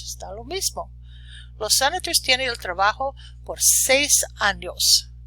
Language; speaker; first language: Spanish; non-native, learner; English